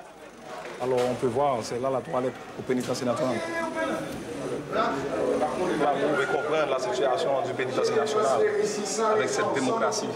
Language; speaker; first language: French; non-native, local second language; Haitian Creole